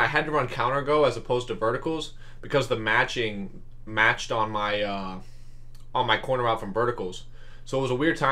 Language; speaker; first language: English; native; English